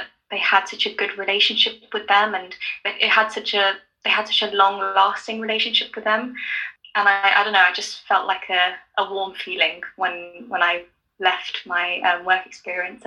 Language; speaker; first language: English; native; English